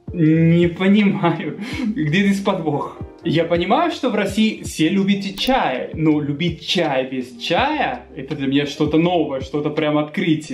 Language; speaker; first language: Russian; non-native, fluent; Spanish